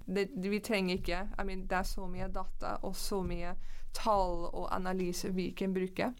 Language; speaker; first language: Norwegian; non-native, fluent; English